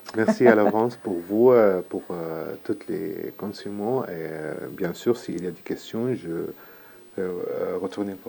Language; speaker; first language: French; non-native, learner; Arabic